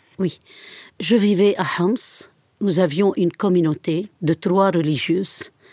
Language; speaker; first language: French; non-native, fluent; Arabic